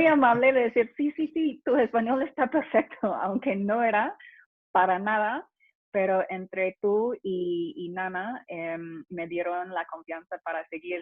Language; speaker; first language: Spanish; non-native, fluent; English